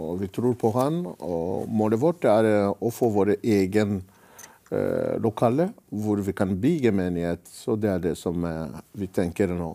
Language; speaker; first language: Norwegian; non-native, fluent; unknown